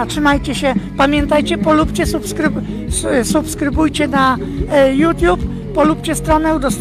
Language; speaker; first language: Polish; native; Polish